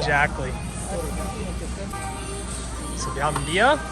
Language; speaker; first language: German; non-native, learner; English